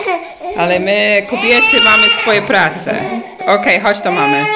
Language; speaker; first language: Polish; early bilingual, heritage; English